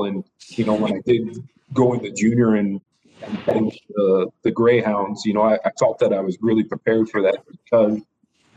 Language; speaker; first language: English; native; English